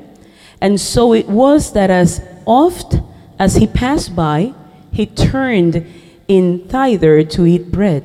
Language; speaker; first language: English; non-native, fluent; Spanish